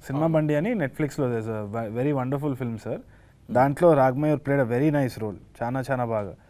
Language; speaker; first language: Telugu; native; Telugu